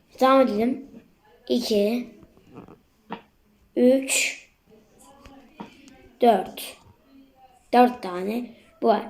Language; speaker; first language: Turkish; native; Turkish